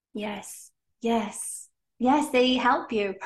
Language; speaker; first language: English; native; English